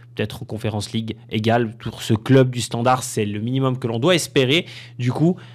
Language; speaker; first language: French; native; French